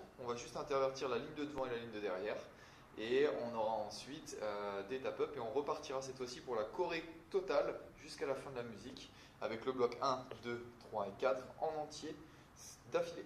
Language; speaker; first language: French; native; French